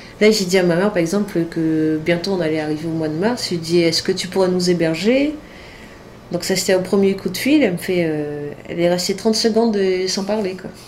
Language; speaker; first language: French; native; French